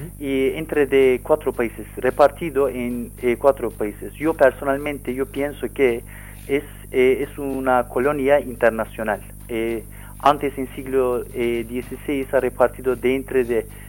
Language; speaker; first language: Spanish; non-native, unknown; Kurdish